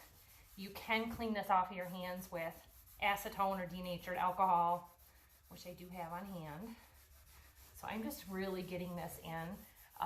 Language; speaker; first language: English; native; English